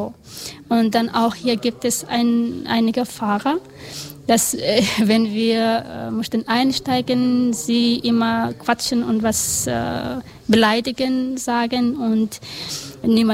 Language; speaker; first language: German; non-native, learner; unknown